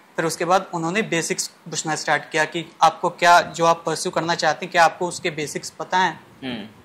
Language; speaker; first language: Hindi; native; Hindi